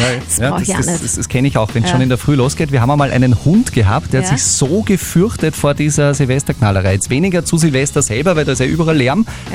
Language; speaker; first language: German; native; German